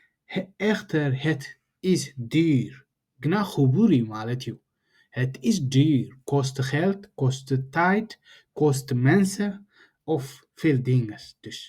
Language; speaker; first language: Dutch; non-native, fluent; Tigrinya